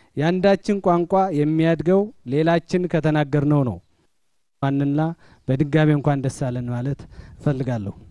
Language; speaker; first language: Amharic; native; Amharic